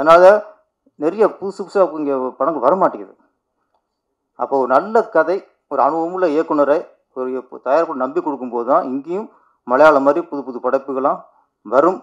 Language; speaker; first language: Tamil; native; Tamil